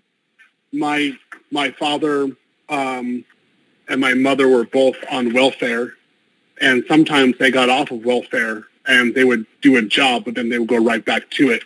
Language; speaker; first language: English; native; English